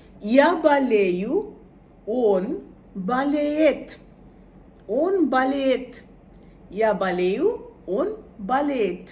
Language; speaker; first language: Russian; non-native, fluent; Bangla